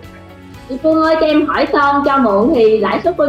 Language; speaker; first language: Vietnamese; native; Vietnamese